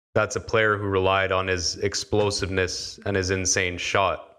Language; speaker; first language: English; native; English